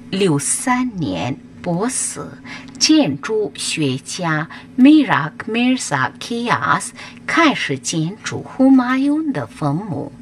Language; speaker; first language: Chinese; non-native, learner; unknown